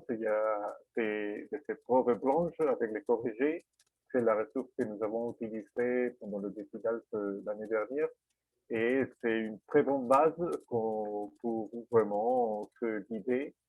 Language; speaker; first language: French; non-native, fluent; Spanish